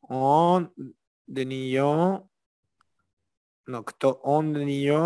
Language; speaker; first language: Russian; non-native, learner; Spanish